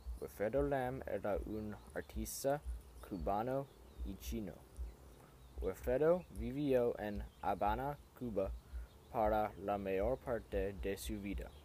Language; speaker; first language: Spanish; non-native, learner; English